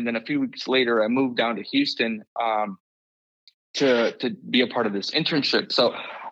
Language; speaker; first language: English; early bilingual, other home language; Spanish